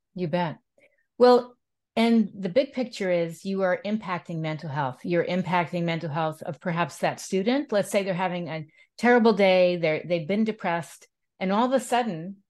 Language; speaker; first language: English; native; English